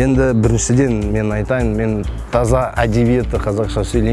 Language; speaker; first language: Kazakh; non-native, local second language; Russian